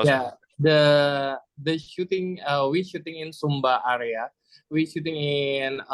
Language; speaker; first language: English; non-native, learner; Indonesian